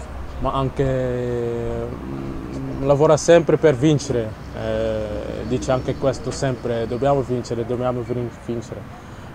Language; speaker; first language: Italian; non-native, learner; Dutch